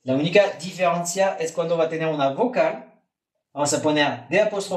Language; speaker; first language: Spanish; non-native, fluent; French